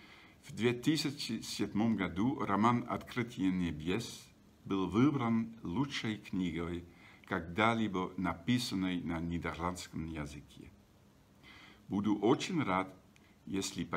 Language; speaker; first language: Russian; non-native, fluent; Dutch